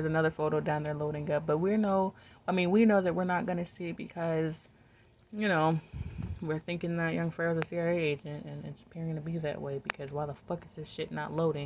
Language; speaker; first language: English; native; English